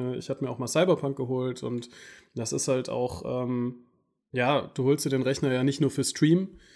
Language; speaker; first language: German; native; German